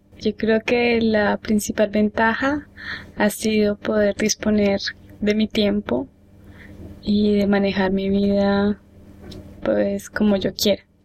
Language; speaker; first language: Spanish; native; Spanish